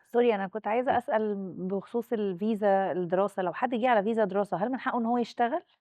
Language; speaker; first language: Arabic; native; Arabic